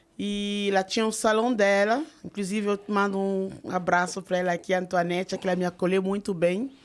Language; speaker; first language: Portuguese; non-native, fluent; French